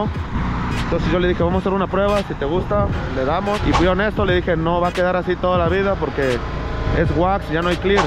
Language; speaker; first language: Spanish; native; Spanish